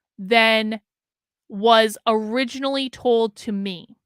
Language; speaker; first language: English; native; English